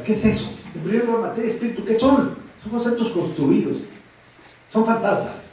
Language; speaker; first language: Spanish; native; Spanish